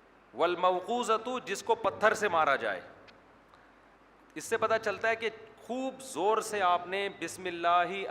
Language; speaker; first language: Urdu; native; Urdu